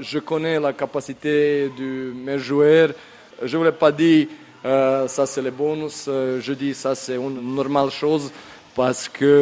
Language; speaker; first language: French; non-native, learner; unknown